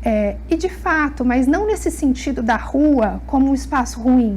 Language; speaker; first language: Portuguese; native; Portuguese